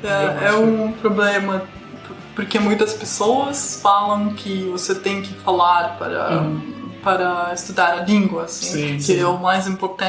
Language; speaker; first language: Portuguese; non-native, fluent; Russian